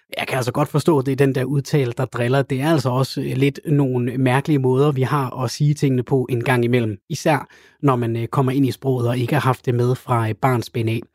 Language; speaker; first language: Danish; native; Danish